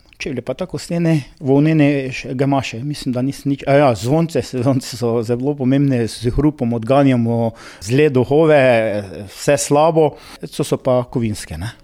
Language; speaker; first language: Slovenian; native; Slovenian